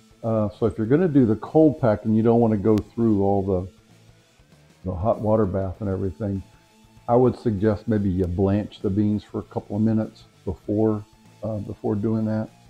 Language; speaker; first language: English; native; English